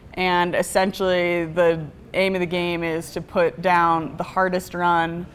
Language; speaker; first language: English; native; English